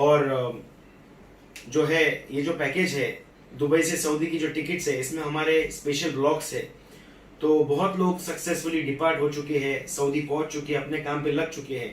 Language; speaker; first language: Hindi; native; Hindi